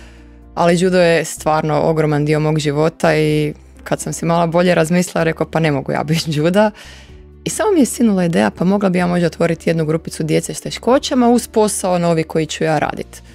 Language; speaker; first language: Croatian; native; Croatian